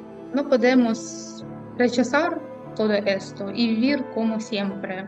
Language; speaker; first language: Spanish; non-native, fluent; Ukrainian